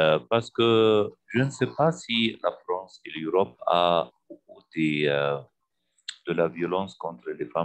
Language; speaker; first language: French; non-native, fluent; Arabic